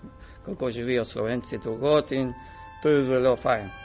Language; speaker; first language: Slovenian; early bilingual, heritage; Slovenian